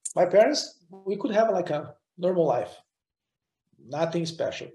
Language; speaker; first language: English; non-native, fluent; Portuguese